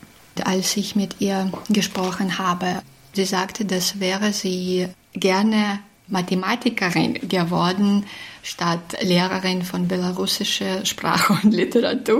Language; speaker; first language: German; non-native, fluent; Belarusian